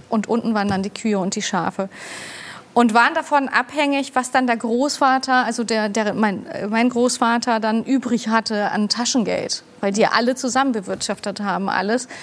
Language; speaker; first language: German; early bilingual, other home language; Turkish